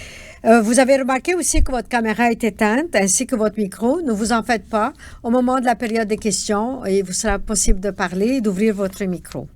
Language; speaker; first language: French; native; French